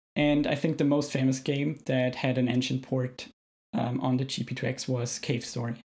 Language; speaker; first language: English; non-native, fluent; German